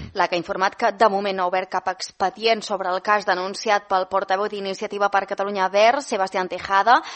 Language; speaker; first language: Catalan; native; Catalan